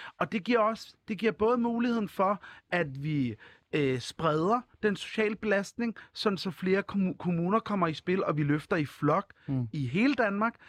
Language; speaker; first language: Danish; early bilingual, other home language; Arabic